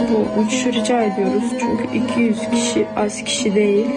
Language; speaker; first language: Turkish; non-native, learner; Russian